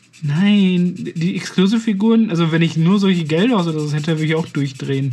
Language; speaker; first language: German; native; German